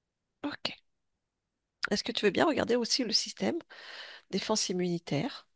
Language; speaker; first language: French; native; French